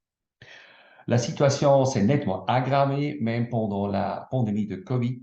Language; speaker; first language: French; non-native, local second language; German